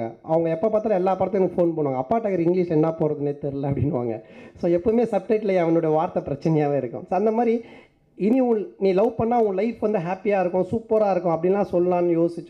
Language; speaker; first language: Tamil; native; Tamil